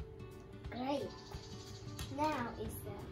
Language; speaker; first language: English; early bilingual, other home language; Indonesian